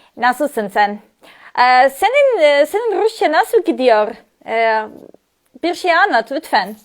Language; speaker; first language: Turkish; non-native, learner; Serbian